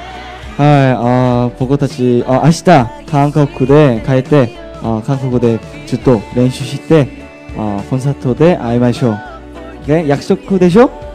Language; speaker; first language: Japanese; non-native, learner; Korean